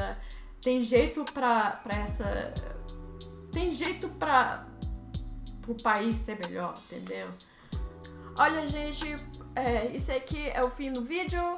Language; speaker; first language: Portuguese; early bilingual, heritage; Portuguese